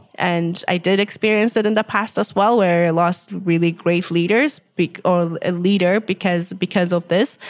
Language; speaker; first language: English; non-native, fluent; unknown